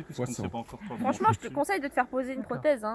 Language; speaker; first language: French; native; French